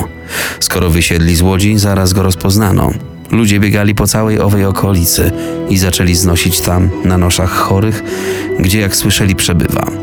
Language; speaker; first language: Polish; native; Polish